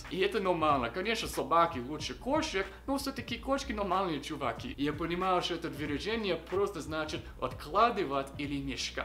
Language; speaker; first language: Russian; non-native, fluent; English